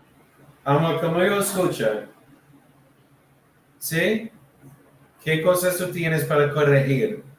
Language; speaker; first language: Spanish; non-native, learner; English